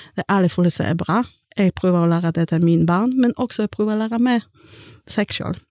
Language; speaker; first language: Norwegian; non-native, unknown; Polish